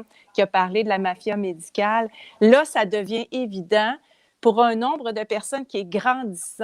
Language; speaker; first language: French; native; French